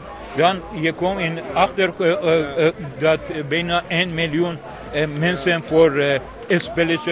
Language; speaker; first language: Dutch; non-native, learner; Persian